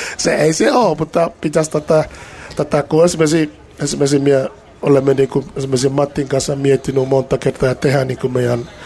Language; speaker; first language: Finnish; non-native, fluent; Akan